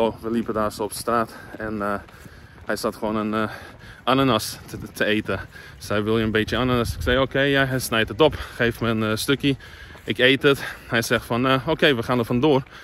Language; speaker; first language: Dutch; non-native, fluent; English